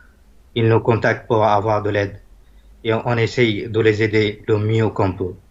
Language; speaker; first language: French; non-native, fluent; Bangla